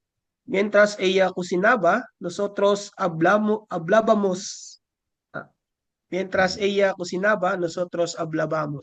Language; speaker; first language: Spanish; non-native, learner; Filipino